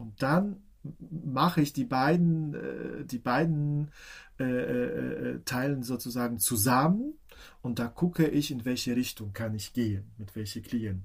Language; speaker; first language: German; non-native, fluent; Polish